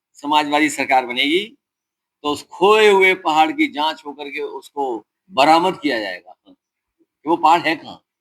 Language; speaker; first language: Hindi; native; Hindi